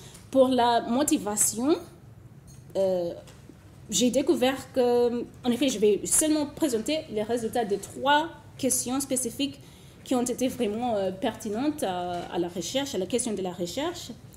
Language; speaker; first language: French; non-native, fluent; Shona